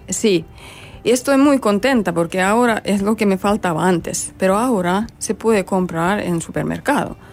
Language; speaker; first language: Spanish; non-native, fluent; Finnish